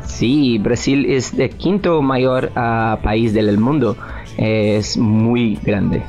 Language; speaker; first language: Spanish; non-native, learner; Portuguese